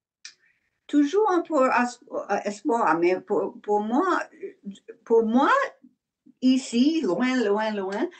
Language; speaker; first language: French; non-native, learner; English